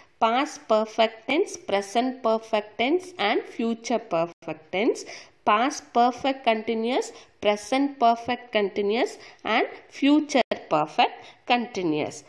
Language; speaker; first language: English; non-native, local second language; Tamil